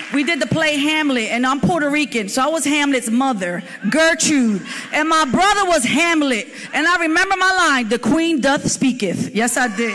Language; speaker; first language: English; native; English